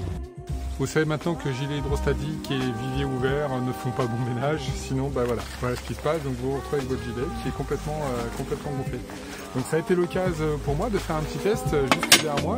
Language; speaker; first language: French; native; French